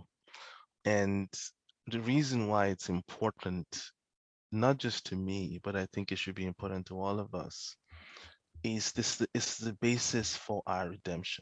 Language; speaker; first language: English; non-native, local second language; Yoruba